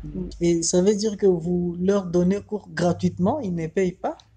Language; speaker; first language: French; non-native, fluent; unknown